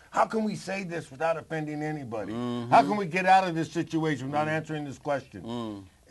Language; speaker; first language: English; native; English